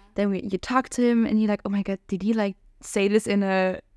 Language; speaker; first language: English; non-native, fluent; Hungarian